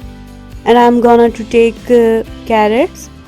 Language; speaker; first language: English; non-native, local second language; Urdu